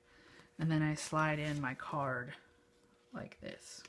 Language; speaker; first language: English; native; English